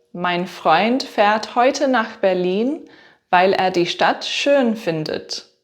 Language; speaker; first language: German; non-native, fluent; English